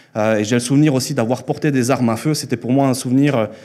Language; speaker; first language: French; early bilingual, other home language; Spanish